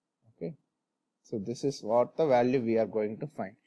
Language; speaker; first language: English; non-native, local second language; Tamil